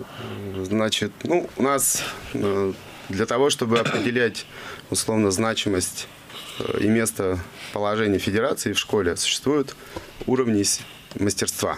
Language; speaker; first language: Russian; native; Russian